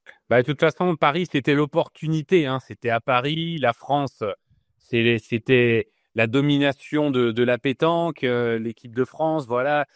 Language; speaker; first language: French; native; French